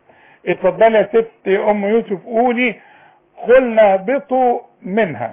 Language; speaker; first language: Arabic; native; Arabic